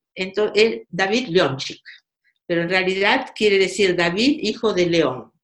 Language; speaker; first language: Spanish; native; Spanish